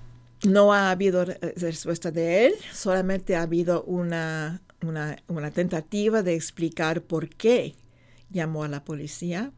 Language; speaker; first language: Spanish; non-native, fluent; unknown